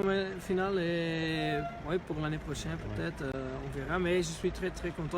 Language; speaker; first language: French; non-native, learner; Dutch